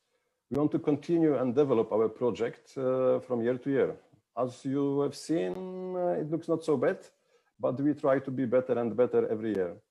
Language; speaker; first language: English; non-native, fluent; Polish